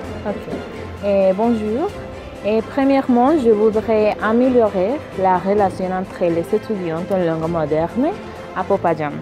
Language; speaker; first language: French; non-native, learner; Spanish